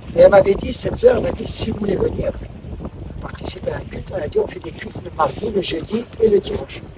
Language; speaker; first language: French; non-native, local second language; Arabic